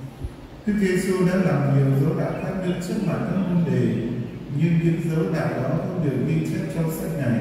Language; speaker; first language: Vietnamese; native; Vietnamese